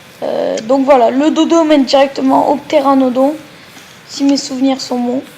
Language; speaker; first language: French; native; French